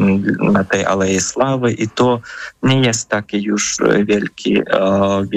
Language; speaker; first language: Polish; non-native, fluent; Ukrainian